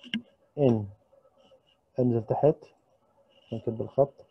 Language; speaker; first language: Arabic; native; Arabic